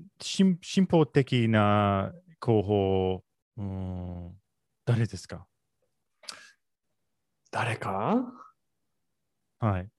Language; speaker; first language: Japanese; non-native, learner; English